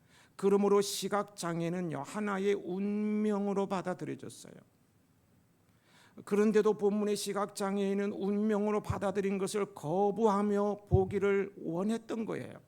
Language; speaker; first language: Korean; native; Korean